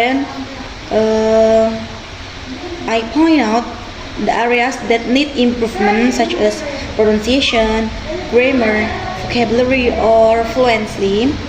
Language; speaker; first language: English; non-native, fluent; Indonesian